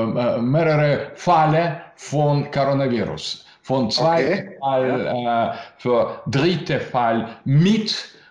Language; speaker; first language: German; non-native, learner; Russian